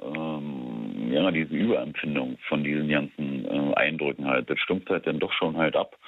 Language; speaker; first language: German; native; German